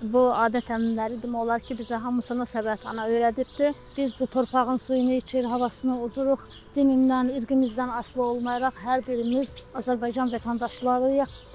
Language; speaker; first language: Azerbaijani; non-native, local second language; Avaric